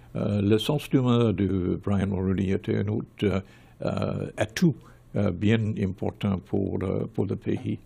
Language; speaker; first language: French; non-native, fluent; English